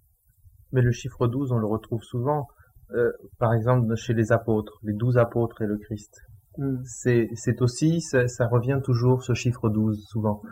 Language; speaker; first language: French; native; French